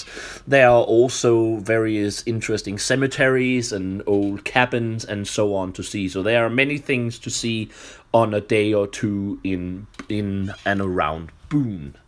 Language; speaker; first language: English; non-native, fluent; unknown